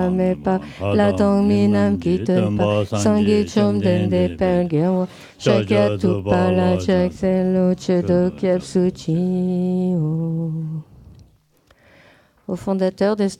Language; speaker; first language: French; native; French